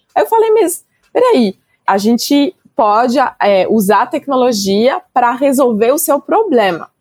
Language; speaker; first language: Portuguese; non-native, fluent; French